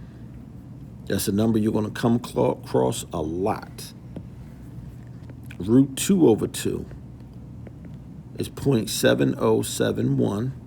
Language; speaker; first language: English; native; English